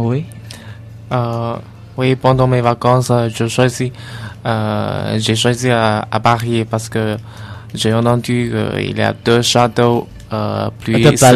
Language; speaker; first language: French; non-native, learner; Chinese